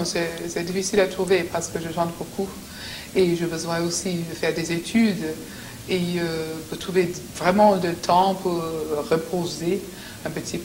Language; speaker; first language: French; non-native, fluent; English